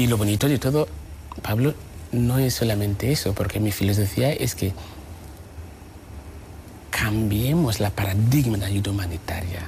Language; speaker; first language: Spanish; non-native, fluent; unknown